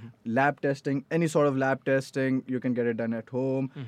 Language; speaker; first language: English; non-native, local second language; Hindi